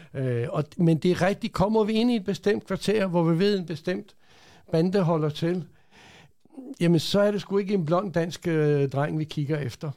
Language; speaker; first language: Danish; early bilingual, other home language; Croatian